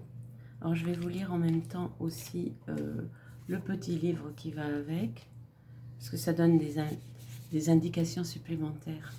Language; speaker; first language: French; native; French